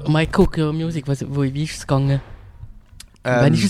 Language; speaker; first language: German; non-native, learner; French